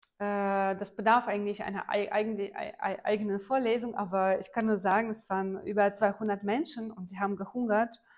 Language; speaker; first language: German; non-native, fluent; Ukrainian